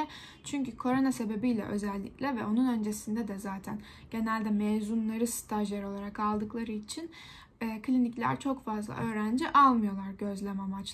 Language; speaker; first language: Turkish; native; Turkish